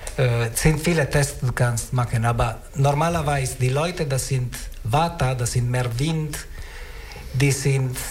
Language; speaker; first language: German; non-native, learner; Italian